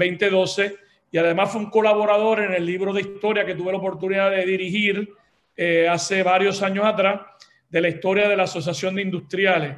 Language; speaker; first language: Spanish; native; Spanish